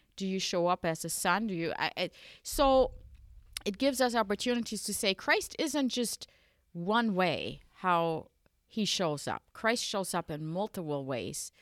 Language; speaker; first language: English; non-native, fluent; German